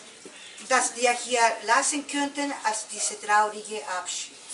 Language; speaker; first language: German; non-native, learner; Spanish